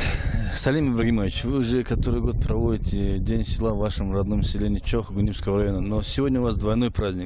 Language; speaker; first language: Russian; native; Russian